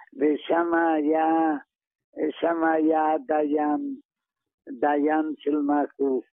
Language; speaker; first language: Hebrew; non-native, fluent; Yiddish